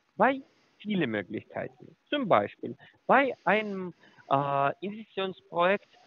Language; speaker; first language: German; non-native, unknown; Russian